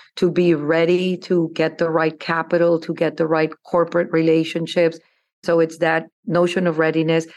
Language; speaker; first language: English; non-native, fluent; Spanish